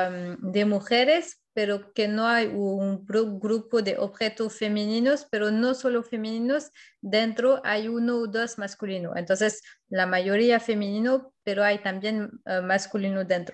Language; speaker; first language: Spanish; non-native, fluent; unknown